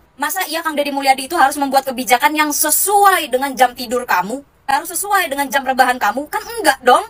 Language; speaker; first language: Indonesian; native; Indonesian